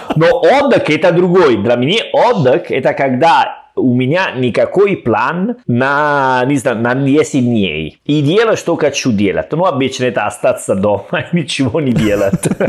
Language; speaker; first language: Russian; non-native, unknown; Italian